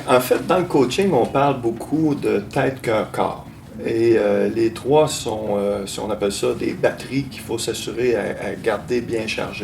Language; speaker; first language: French; native; French